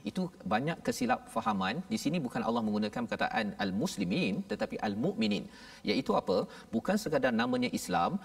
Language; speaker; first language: Malay; native; Malay